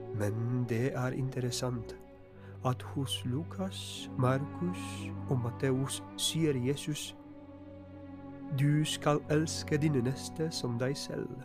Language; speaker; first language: Norwegian; non-native, fluent; Polish